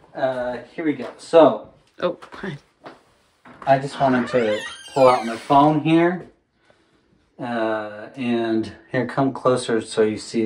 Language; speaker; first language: English; native; English